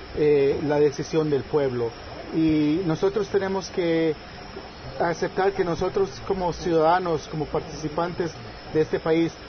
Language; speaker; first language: Spanish; native; Spanish